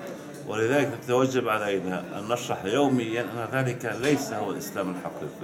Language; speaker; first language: Arabic; native; Arabic